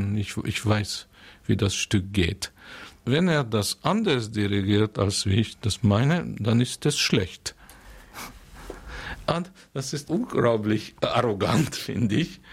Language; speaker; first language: German; non-native, fluent; Hungarian